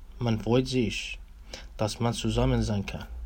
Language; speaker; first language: German; non-native, learner; Persian